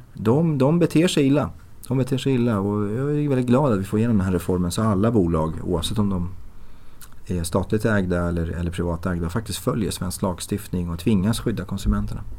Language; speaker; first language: Swedish; early bilingual, other home language; Persian